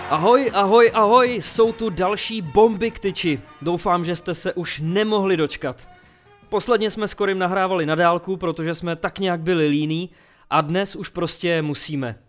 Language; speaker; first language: Czech; native; Czech